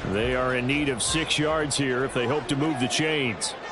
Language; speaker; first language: English; native; English